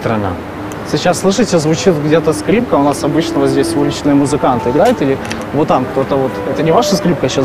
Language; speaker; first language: Russian; native; Russian